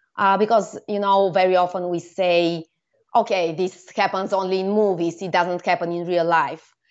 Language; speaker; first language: English; non-native, fluent; Bulgarian